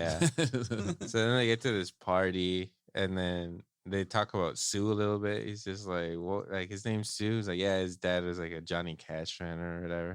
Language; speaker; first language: English; native; English